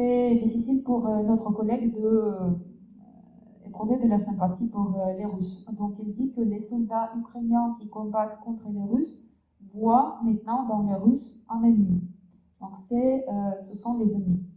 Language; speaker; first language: French; non-native, fluent; Russian